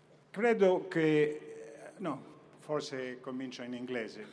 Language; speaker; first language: Italian; non-native, learner; Greek